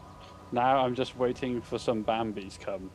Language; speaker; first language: English; native; English